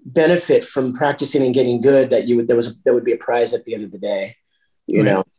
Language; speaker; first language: English; native; English